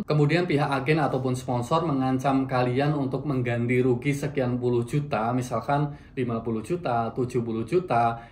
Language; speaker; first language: Indonesian; native; Indonesian